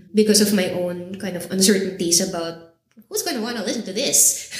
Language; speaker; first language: English; native; English